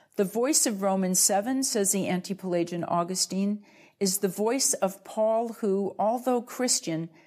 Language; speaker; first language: English; native; English